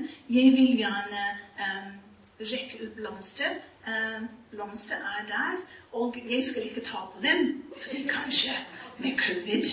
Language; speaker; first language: Norwegian; non-native, fluent; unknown